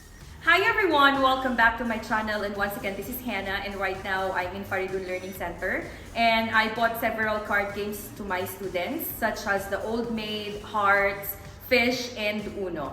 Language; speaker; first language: English; non-native, fluent; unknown